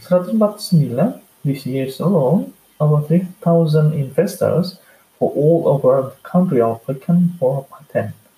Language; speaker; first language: English; non-native, fluent; Indonesian